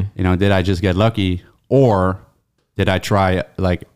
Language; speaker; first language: English; non-native, fluent; Dutch